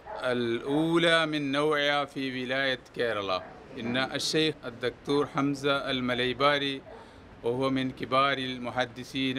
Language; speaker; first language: Arabic; non-native, fluent; Malayalam